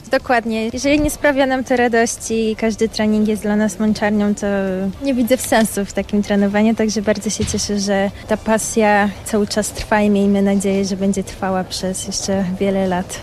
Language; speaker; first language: Polish; native; Polish